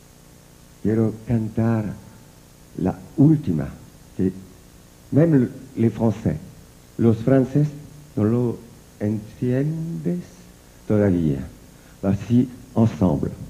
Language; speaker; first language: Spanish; non-native, learner; French